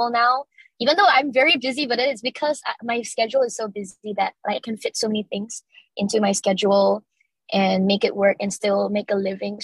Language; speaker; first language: English; non-native, local second language; Chinese